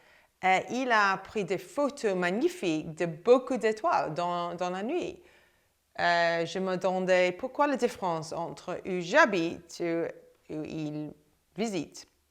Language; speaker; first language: French; non-native, fluent; English